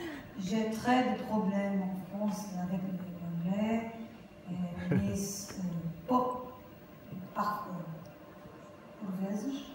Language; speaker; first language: French; non-native, learner; Portuguese